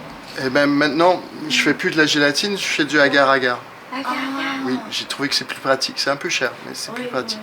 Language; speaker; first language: French; native; French